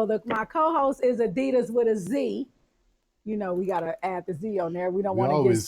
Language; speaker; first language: English; native; English